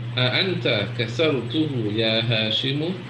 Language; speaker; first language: Arabic; non-native, fluent; English